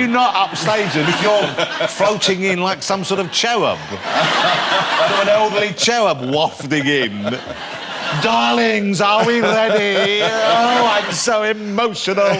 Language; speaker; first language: English; native; English